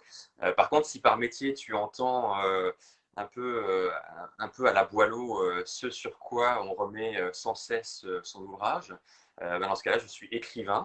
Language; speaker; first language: French; native; French